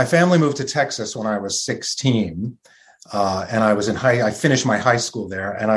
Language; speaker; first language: English; native; English